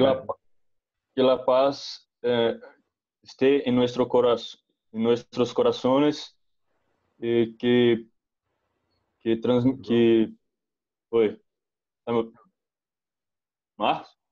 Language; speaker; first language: Spanish; non-native, learner; Portuguese